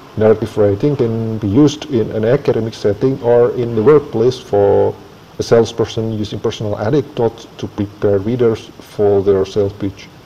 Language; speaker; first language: English; non-native, fluent; Indonesian